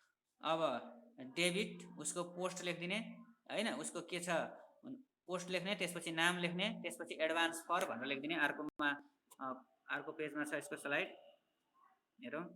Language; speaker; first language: Nepali; native; Nepali